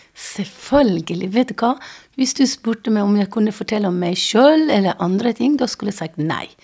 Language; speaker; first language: Norwegian; non-native, fluent; Persian